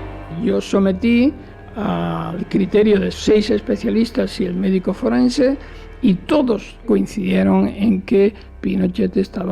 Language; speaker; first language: Spanish; native; Spanish